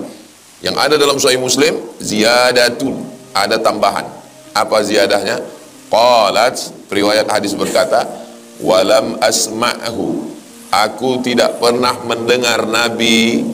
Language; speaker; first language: Malay; native; Malay